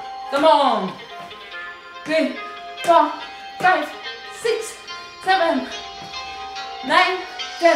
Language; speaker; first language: English; non-native, fluent; Portuguese